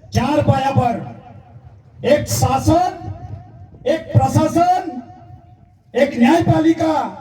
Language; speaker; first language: Gujarati; non-native, local second language; Rathawi